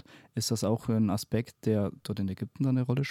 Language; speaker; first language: German; native; German